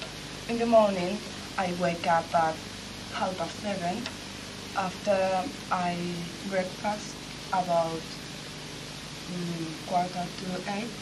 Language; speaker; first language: English; non-native, learner; Spanish